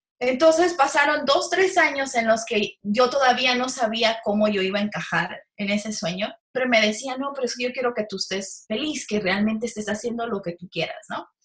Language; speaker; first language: Spanish; early bilingual, heritage; Spanish